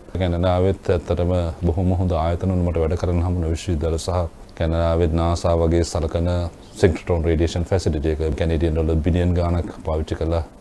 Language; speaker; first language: Sinhala; non-native, local second language; Tamil